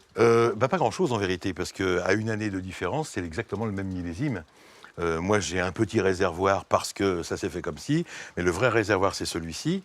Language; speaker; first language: French; native; French